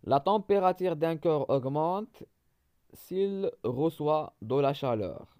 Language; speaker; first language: French; non-native, local second language; Arabic